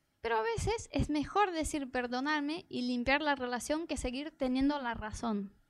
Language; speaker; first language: Spanish; non-native, fluent; Portuguese